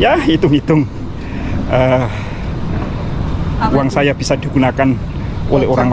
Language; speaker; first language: Indonesian; native; Indonesian